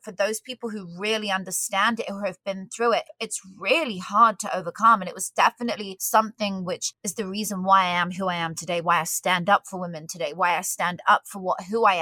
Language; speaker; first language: English; native; English